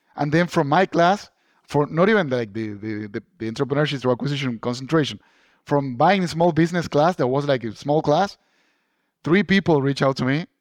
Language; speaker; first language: English; non-native, fluent; Spanish